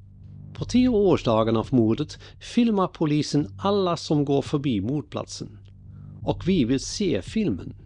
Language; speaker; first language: Swedish; native; Swedish